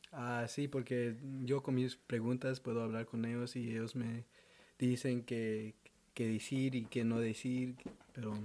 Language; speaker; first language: Spanish; early bilingual, heritage; Spanish